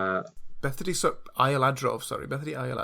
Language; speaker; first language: Welsh; non-native, learner; English